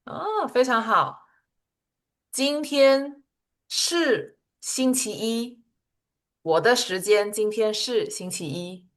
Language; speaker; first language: Chinese; non-native, fluent; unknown